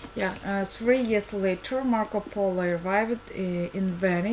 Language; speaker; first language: English; non-native, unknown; Kazakh